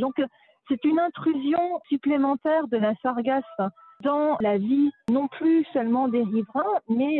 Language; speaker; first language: French; native; French